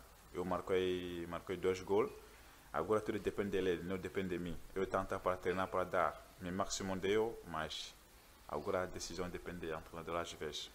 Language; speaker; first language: Portuguese; non-native, learner; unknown